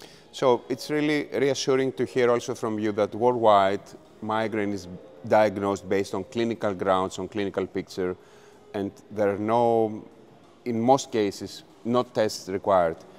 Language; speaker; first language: English; non-native, fluent; Greek